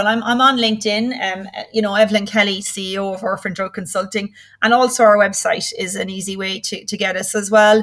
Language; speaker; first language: English; native; English